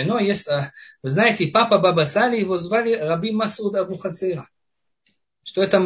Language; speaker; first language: Russian; non-native, fluent; Hebrew